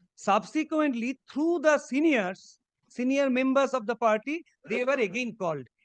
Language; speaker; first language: English; non-native, local second language; Bangla